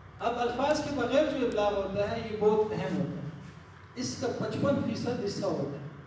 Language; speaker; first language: Urdu; non-native, local second language; Pashto